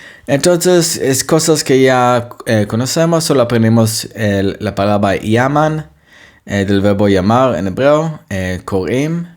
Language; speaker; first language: Spanish; non-native, fluent; Hebrew